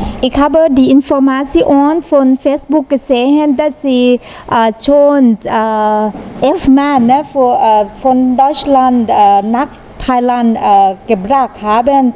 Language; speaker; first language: German; non-native, learner; Thai